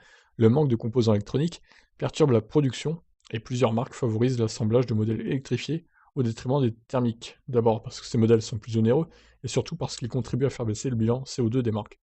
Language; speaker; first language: French; native; French